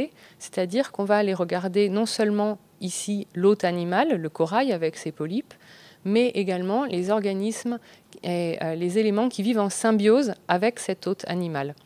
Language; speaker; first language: French; native; French